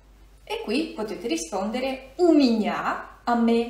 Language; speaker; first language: Italian; non-native, fluent; Russian